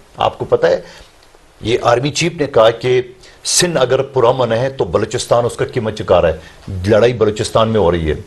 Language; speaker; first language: Urdu; non-native, local second language; Pashto